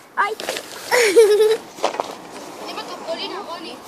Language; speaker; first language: Hebrew; native; Hebrew